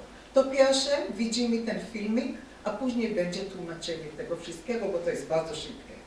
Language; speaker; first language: Polish; non-native, fluent; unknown